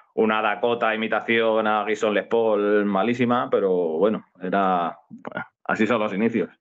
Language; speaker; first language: Spanish; native; Spanish